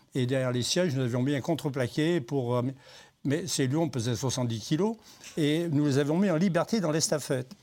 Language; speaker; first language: French; native; French